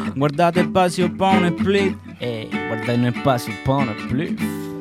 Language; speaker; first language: Spanish; native; Spanish